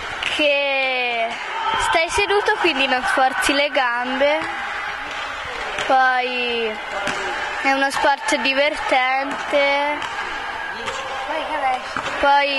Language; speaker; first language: Italian; native; Italian